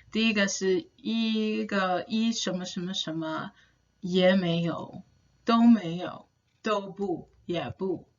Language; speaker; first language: Chinese; non-native, fluent; English